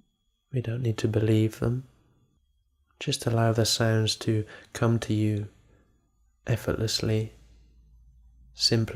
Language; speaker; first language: English; native; English